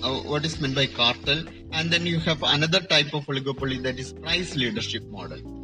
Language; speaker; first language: English; non-native, local second language; Malayalam